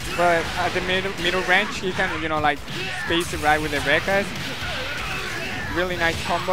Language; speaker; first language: English; non-native, learner; Spanish